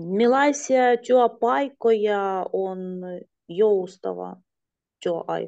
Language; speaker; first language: Finnish; non-native, learner; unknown